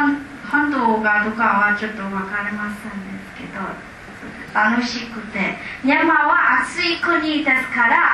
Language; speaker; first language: Japanese; non-native, learner; Burmese